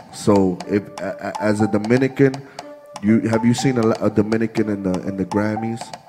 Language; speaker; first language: English; early bilingual, other home language; Spanish